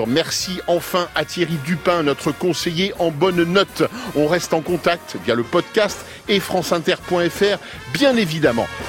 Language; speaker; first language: French; native; French